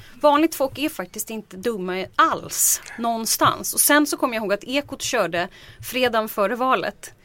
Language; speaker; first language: Swedish; native; Swedish